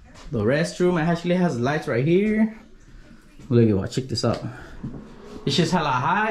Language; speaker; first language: English; early bilingual, other home language; Spanish